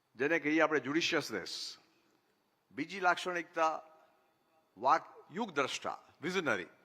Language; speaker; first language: Gujarati; native; Gujarati